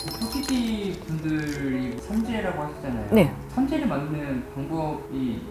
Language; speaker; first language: Korean; native; Korean